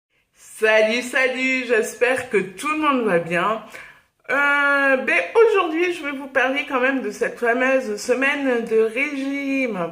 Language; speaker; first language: French; native; French